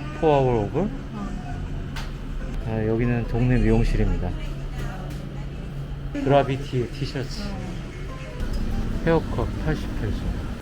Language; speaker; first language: Korean; native; Korean